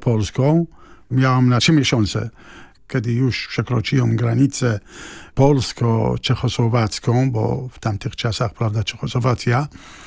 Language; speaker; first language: Polish; non-native, fluent; Arabic